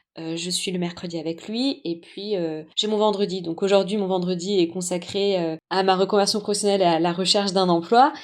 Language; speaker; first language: French; native; French